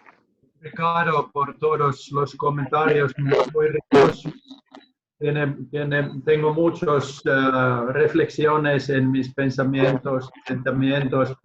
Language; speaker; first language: Spanish; non-native, learner; Finnish